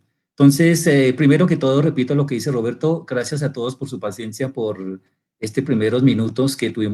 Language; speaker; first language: Spanish; native; Spanish